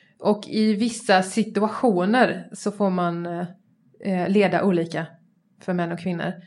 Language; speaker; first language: Swedish; native; Swedish